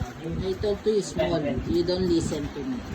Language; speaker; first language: English; non-native, learner; Filipino